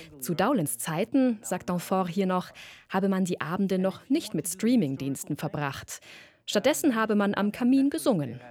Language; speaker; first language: German; native; German